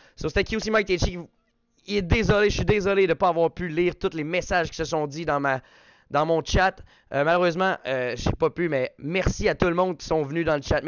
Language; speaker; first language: French; native; French